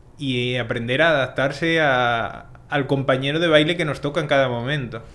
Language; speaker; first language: Spanish; native; Spanish